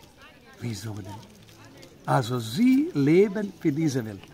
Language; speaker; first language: German; non-native, fluent; Croatian